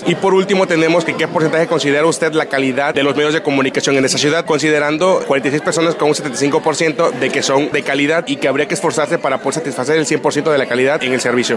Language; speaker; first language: Spanish; native; Spanish